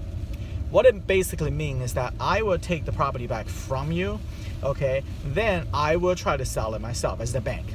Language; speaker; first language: English; non-native, fluent; Chinese